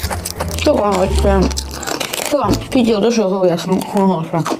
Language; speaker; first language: Chinese; non-native, learner; Korean